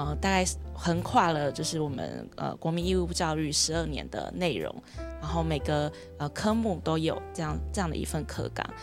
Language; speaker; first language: Chinese; early bilingual, other home language; Vietnamese